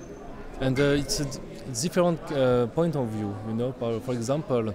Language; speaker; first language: English; non-native, learner; French